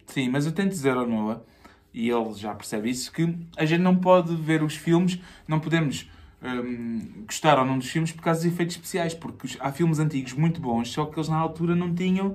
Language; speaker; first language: Portuguese; native; Portuguese